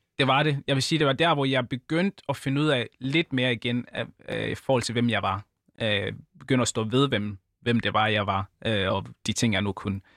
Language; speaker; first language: Danish; early bilingual, other home language; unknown